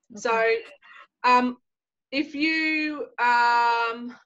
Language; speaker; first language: English; native; English